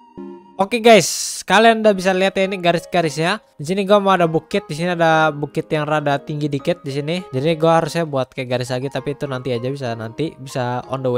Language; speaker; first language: Indonesian; native; Indonesian